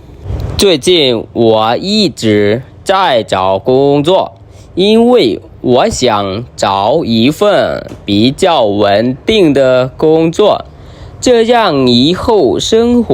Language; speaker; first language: Chinese; non-native, fluent; Khmer